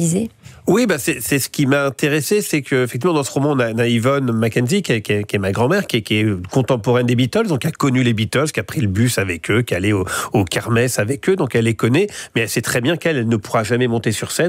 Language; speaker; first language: French; native; French